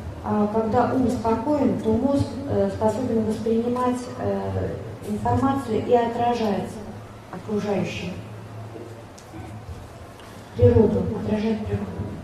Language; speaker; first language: Russian; native; Russian